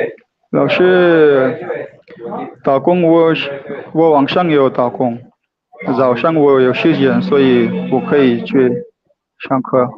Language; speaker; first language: Chinese; non-native, learner; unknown